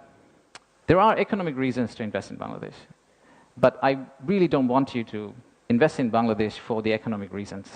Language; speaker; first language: English; non-native, local second language; Bangla